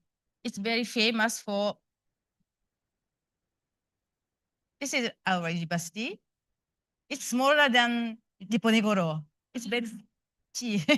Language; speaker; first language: English; non-native, fluent; Japanese